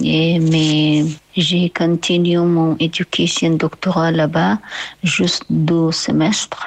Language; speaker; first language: French; non-native, learner; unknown